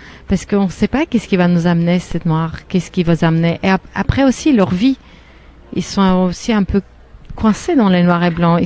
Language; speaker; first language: French; non-native, fluent; Armenian